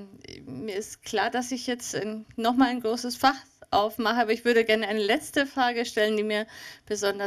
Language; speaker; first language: German; native; German